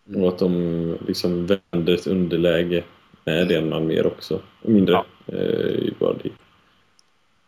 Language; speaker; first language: Swedish; native; Swedish